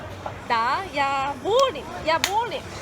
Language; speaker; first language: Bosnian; non-native, learner; Korean